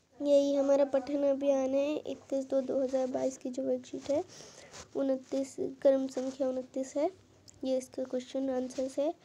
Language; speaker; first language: Hindi; native; Hindi